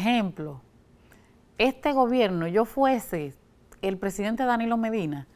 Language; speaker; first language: Spanish; native; Spanish